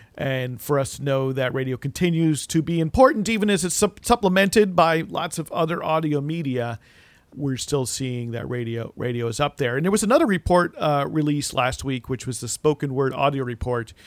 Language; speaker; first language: English; native; English